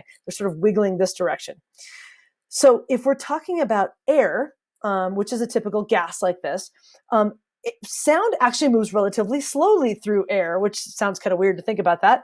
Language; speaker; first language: English; native; English